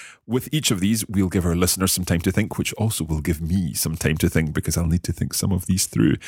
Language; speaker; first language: English; native; English